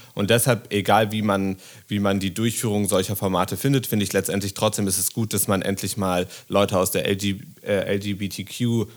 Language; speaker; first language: German; native; German